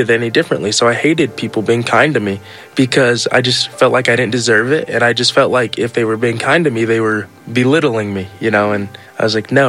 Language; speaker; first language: English; native; English